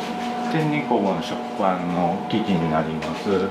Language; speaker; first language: Japanese; native; Japanese